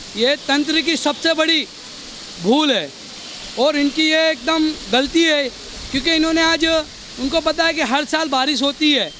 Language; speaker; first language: Hindi; non-native, local second language; Gujarati